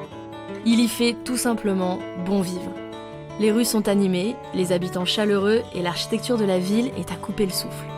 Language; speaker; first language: French; native; French